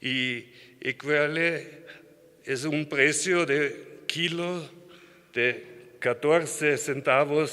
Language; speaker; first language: Spanish; non-native, learner; German